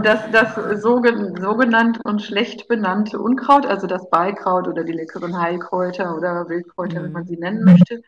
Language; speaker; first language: German; native; German